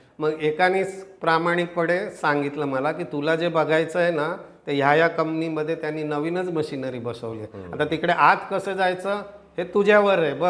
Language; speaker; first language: Marathi; non-native, local second language; Gujarati